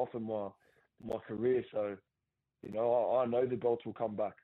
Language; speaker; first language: English; native; English